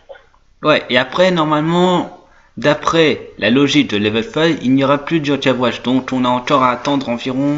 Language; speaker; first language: French; native; French